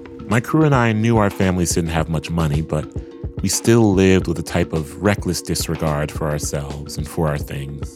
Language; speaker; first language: English; native; English